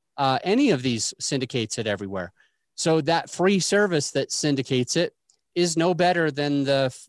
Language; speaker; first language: English; native; English